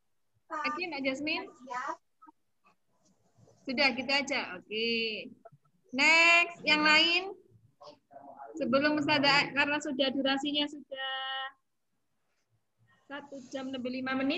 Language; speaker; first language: Indonesian; native; Indonesian